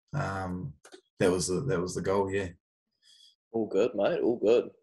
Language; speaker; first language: English; native; English